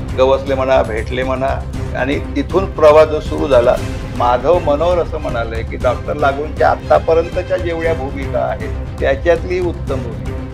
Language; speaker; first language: Marathi; native; Marathi